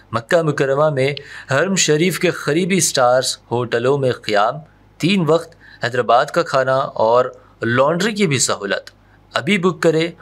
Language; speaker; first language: Urdu; native; Urdu